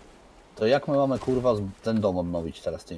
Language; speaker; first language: Polish; native; Polish